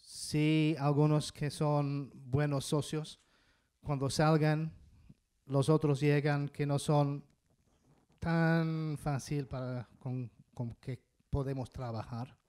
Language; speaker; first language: Spanish; non-native, fluent; English